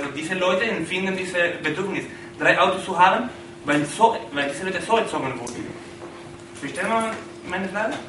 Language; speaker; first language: German; non-native, learner; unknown